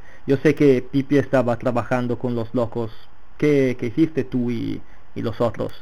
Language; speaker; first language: Spanish; non-native, fluent; Italian